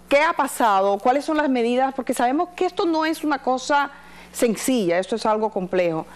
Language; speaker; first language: Spanish; native; Spanish